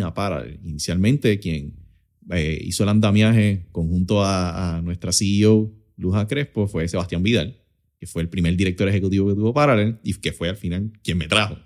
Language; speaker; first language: Spanish; native; Spanish